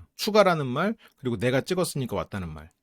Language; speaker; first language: Korean; native; Korean